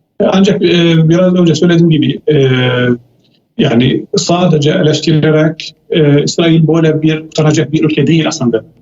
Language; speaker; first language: Turkish; non-native, fluent; Arabic